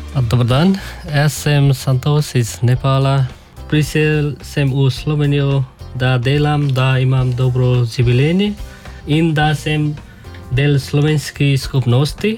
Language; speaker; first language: Slovenian; non-native, learner; Nepali